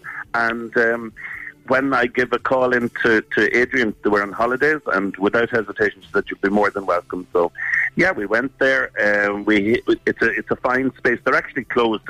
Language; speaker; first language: English; native; English